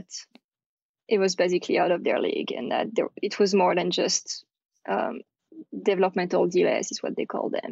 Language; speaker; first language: English; non-native, fluent; French